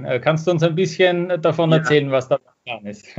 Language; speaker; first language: German; native; German